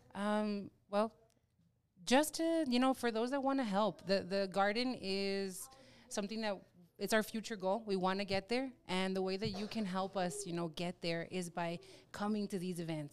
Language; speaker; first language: English; early bilingual, other home language; Spanish